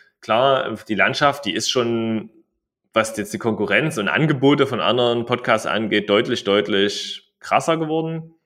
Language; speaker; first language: German; native; German